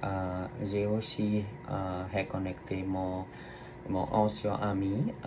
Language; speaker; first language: French; non-native, learner; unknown